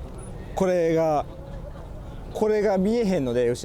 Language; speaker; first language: Japanese; native; Japanese